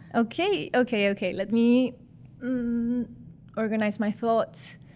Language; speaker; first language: English; non-native, fluent; Spanish